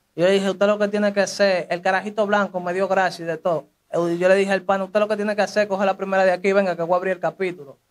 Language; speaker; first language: Spanish; native; Spanish